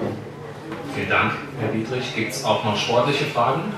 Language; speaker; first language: German; native; German